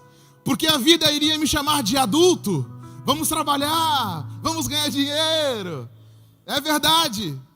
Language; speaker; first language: Portuguese; native; Portuguese